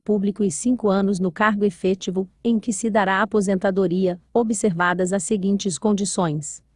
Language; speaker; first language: Portuguese; native; Portuguese